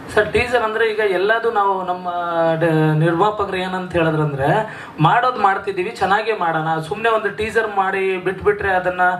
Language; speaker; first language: Kannada; non-native, local second language; Lambadi